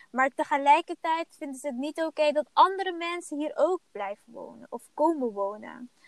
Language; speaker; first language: Dutch; early bilingual, other home language; Somali